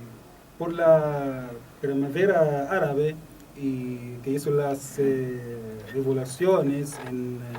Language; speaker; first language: Spanish; non-native, learner; Arabic